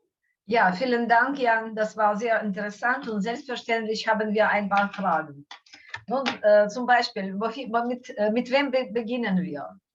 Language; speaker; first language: German; non-native, fluent; Ukrainian